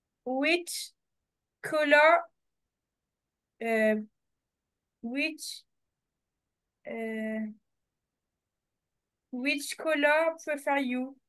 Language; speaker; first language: English; non-native, learner; French